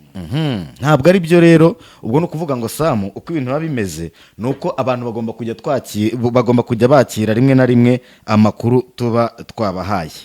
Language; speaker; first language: Kinyarwanda; native; Kinyarwanda